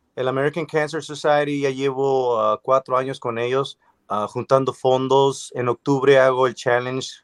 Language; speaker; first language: Spanish; early bilingual, other home language; English